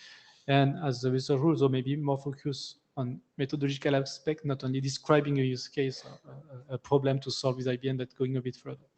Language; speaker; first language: English; non-native, fluent; French